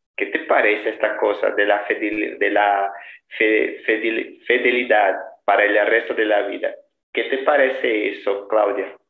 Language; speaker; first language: Spanish; non-native, fluent; Portuguese